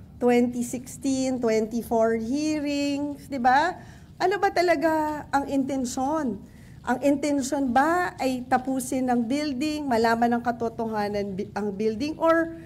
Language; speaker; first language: Filipino; native; Filipino